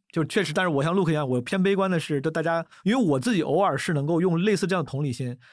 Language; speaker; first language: Chinese; native; Chinese